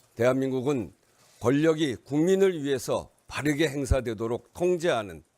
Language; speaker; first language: Korean; native; Korean